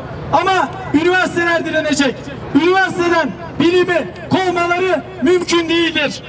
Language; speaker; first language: Turkish; native; Turkish